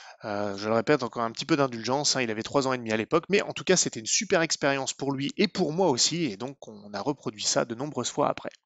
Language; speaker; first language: French; native; French